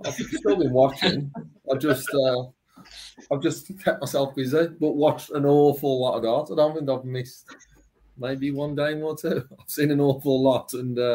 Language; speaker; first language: English; native; English